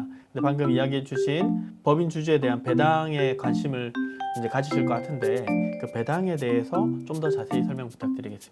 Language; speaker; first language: Korean; native; Korean